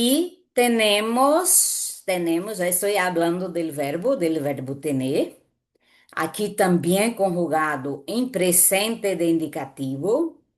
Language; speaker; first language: Spanish; non-native, fluent; Portuguese